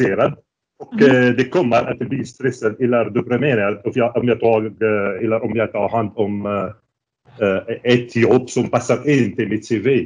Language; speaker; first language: Swedish; non-native, fluent; Arabic